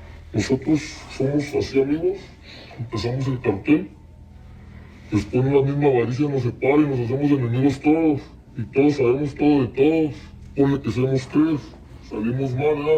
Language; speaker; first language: Spanish; native; Spanish